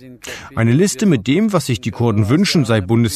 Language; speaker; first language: German; native; German